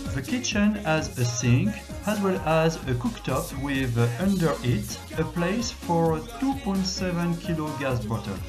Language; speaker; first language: English; non-native, fluent; French